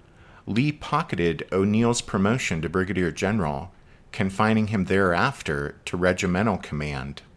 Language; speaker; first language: English; native; English